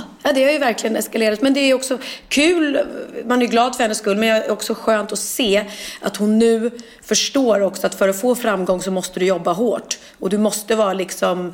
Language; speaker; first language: Swedish; native; Swedish